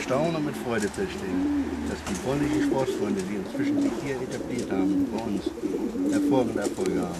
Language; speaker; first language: German; native; German